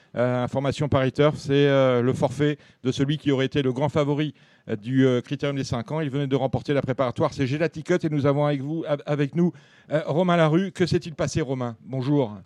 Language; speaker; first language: French; native; French